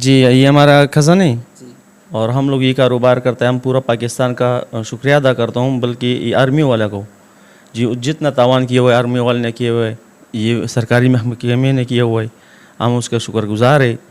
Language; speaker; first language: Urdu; non-native, local second language; Pashto